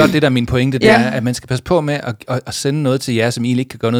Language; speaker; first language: Danish; native; Danish